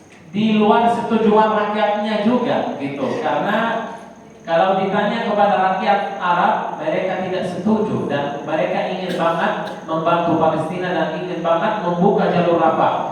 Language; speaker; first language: Indonesian; non-native, fluent; Arabic